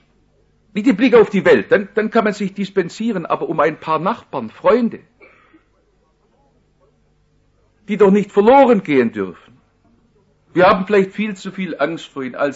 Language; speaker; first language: German; native; German